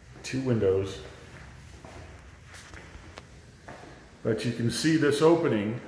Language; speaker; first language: English; native; English